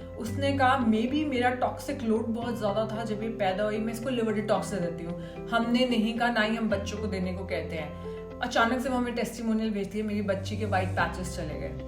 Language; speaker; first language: Hindi; native; Hindi